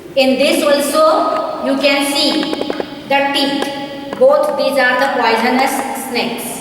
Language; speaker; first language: English; non-native, local second language; Marathi